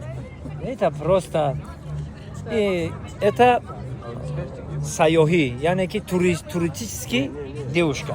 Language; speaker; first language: Russian; non-native, learner; Tajik